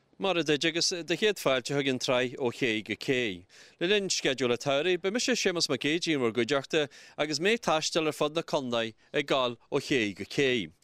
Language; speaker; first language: Irish; native; Irish